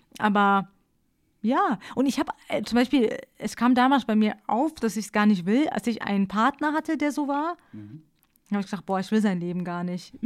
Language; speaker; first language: German; early bilingual, other home language; Persian